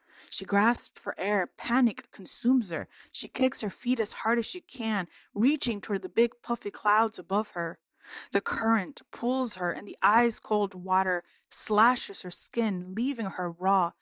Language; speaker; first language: English; early bilingual, other home language; Spanish